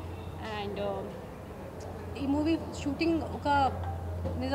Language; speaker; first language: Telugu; non-native, learner; Hindi